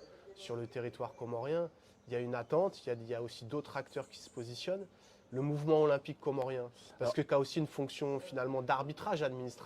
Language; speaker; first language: French; native; French